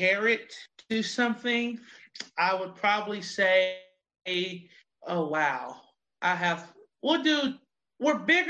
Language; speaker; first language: English; native; English